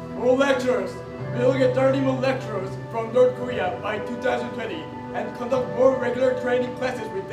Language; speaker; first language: English; non-native, learner; Korean